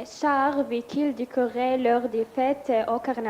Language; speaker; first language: French; non-native, learner; Arabic